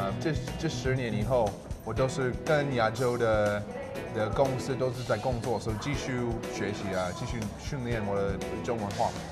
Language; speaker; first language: Chinese; non-native, fluent; English